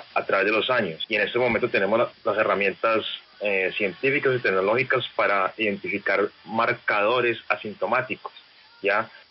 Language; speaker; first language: Spanish; native; Spanish